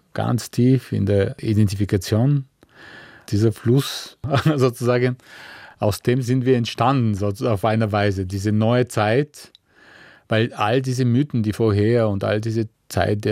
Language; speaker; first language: German; non-native, fluent; Bulgarian